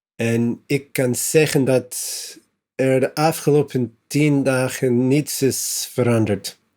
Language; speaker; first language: Dutch; non-native, learner; English